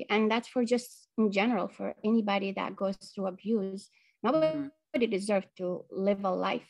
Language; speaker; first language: English; non-native, fluent; Arabic